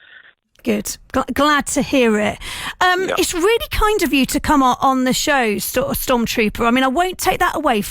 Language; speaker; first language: English; native; English